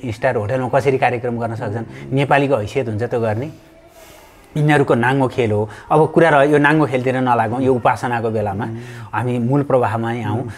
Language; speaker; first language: Nepali; native; Nepali